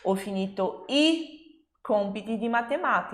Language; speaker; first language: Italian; non-native, fluent; Portuguese